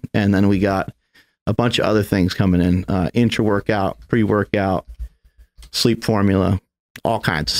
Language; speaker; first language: English; native; English